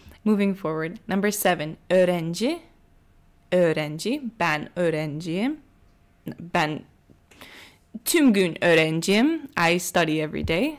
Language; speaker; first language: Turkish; non-native, learner; English